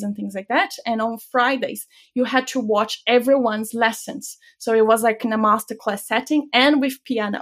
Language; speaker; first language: English; non-native, fluent; Bulgarian